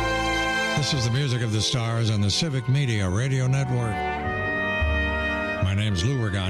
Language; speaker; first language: English; native; English